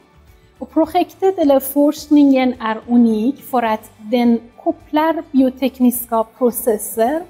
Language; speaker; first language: Swedish; non-native, fluent; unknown